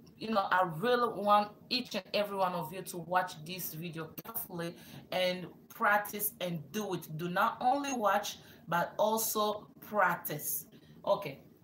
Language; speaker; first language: English; non-native, fluent; Lingala